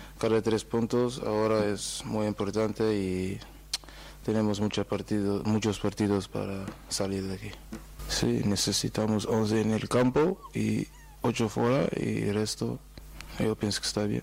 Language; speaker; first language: Spanish; non-native, learner; Portuguese